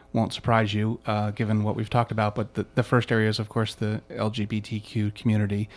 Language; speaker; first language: English; native; English